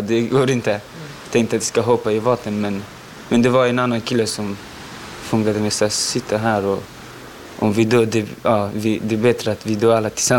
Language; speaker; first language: Swedish; non-native, learner; Pashto